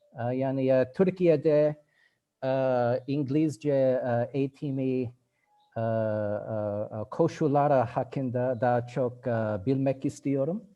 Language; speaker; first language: Turkish; non-native, learner; English